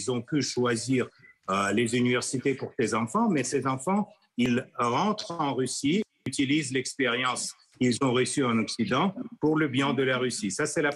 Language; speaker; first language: French; non-native, fluent; Russian